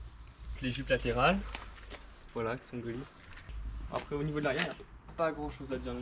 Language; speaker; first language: French; native; French